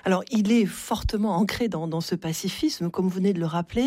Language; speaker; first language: French; native; French